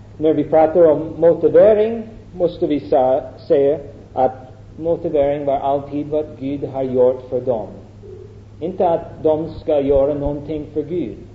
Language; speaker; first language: Swedish; non-native, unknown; English